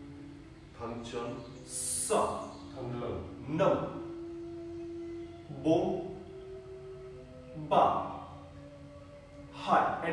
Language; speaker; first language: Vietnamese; non-native, learner; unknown